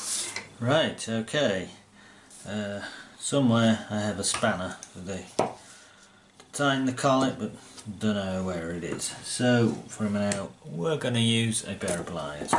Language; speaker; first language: English; native; English